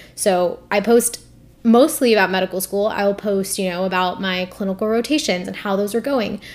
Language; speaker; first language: English; early bilingual, other home language; Hindi